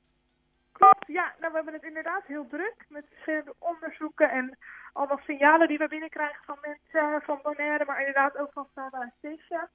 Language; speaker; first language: Dutch; native; Dutch